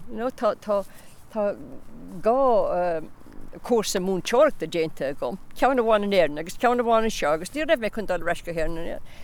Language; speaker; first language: Irish; non-native, local second language; English